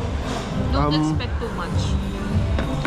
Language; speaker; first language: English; non-native, local second language; Filipino